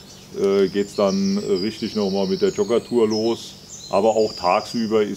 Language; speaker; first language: German; native; German